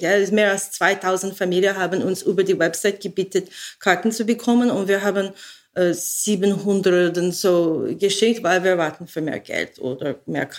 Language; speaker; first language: German; non-native, learner; English